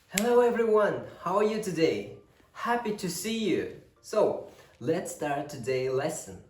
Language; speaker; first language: English; non-native, fluent; Kazakh